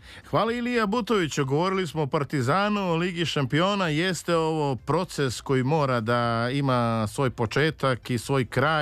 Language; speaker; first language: Serbian; native; Serbian